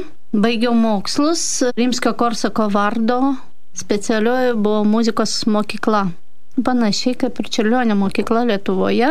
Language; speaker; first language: Lithuanian; non-native, fluent; Russian